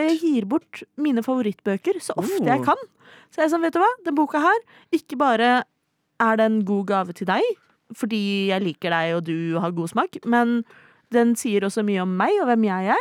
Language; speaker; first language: Norwegian; native; Norwegian